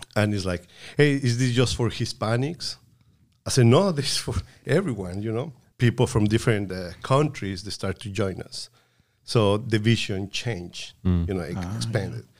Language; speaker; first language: English; non-native, fluent; Spanish